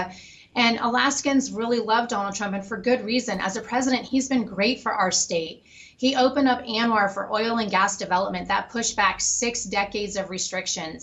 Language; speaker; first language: English; native; English